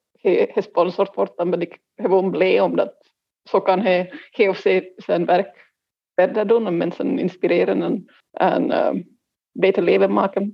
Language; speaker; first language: Dutch; non-native, fluent; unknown